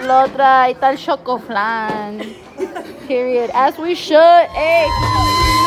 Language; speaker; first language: Spanish; early bilingual, heritage; Spanish